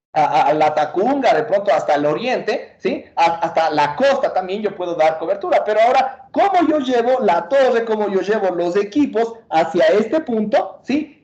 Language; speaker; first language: Spanish; native; Spanish